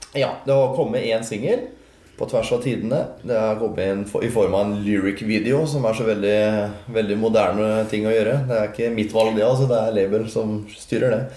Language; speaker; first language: Norwegian; native; Norwegian